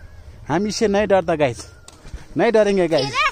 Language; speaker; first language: Hindi; non-native, learner; Nepali